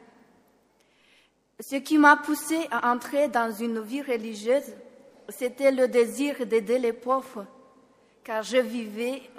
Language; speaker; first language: French; non-native, local second language; Malagasy